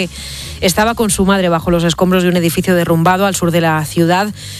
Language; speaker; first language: Spanish; native; Spanish